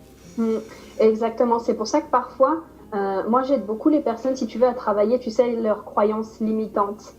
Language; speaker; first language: French; native; French